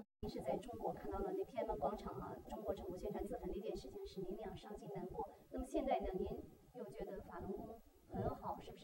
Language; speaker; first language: Chinese; native; Chinese